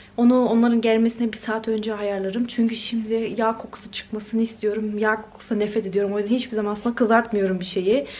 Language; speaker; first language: Turkish; early bilingual, heritage; Turkish